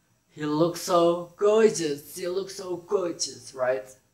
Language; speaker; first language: English; non-native, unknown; Indonesian